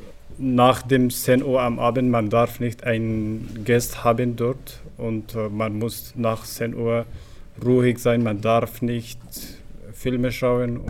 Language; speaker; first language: German; non-native, learner; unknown